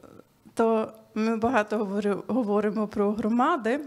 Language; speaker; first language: Ukrainian; non-native, fluent; Swedish